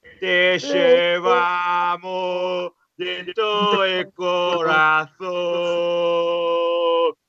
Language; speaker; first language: Spanish; non-native, learner; Japanese